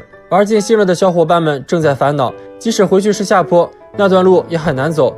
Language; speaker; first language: Chinese; native; Chinese